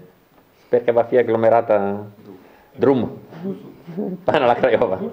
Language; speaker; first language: Romanian; non-native, learner; Italian